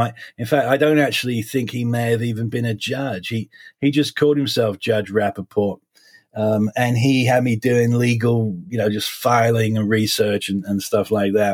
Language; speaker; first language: English; native; English